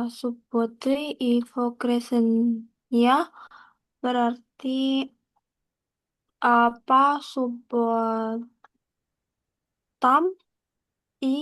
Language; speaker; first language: Russian; non-native, learner; Indonesian